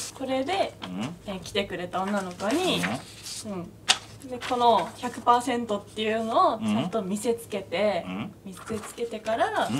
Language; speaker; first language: Japanese; native; Japanese